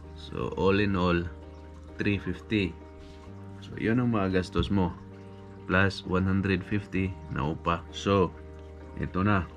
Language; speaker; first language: Filipino; non-native, local second language; Cebuano